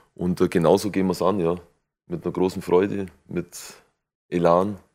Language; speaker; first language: German; native; German